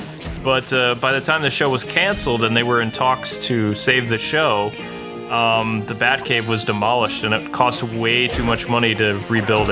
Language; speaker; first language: English; native; English